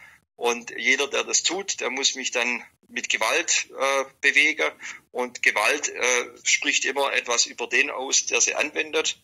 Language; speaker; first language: German; native; German